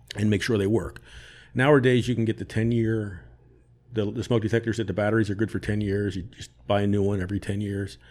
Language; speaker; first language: English; native; English